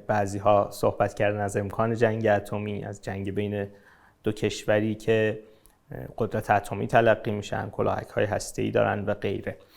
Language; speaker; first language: Persian; native; Persian